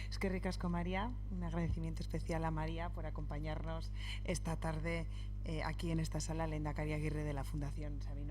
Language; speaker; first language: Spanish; native; Spanish